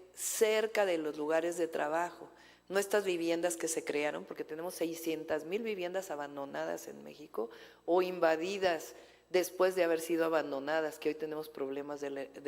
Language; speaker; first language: Spanish; native; Spanish